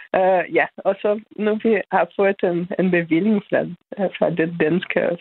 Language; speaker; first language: Danish; non-native, fluent; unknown